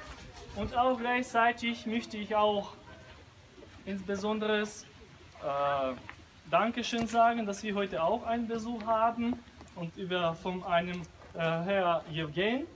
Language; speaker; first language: German; non-native, learner; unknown